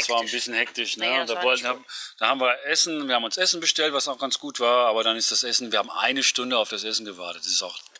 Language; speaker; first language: German; native; German